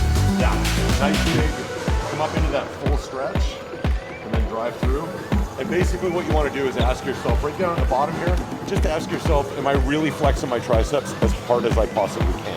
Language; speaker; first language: English; native; English